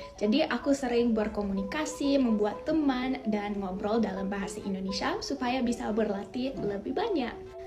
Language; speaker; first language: Indonesian; non-native, fluent; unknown